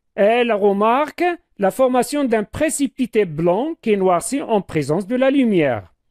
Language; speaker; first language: French; non-native, local second language; Arabic